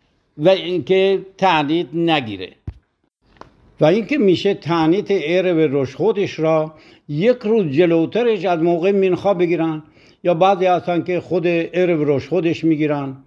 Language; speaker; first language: Persian; native; Persian